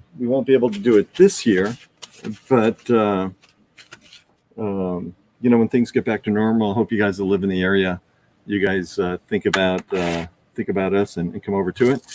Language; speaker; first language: English; early bilingual, other home language; Greek